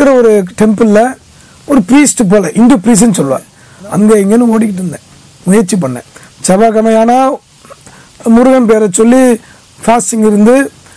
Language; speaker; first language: Tamil; native; Tamil